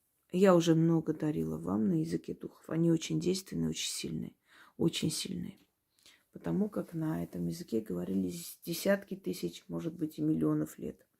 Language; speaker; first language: Russian; native; Russian